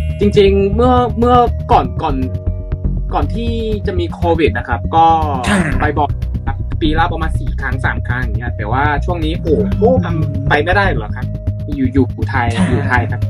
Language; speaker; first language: Thai; early bilingual, other home language; Korean